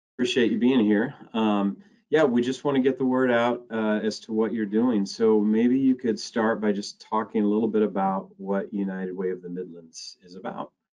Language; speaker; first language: English; native; English